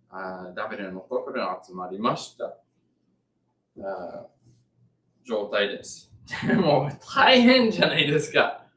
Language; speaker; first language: Japanese; non-native, learner; English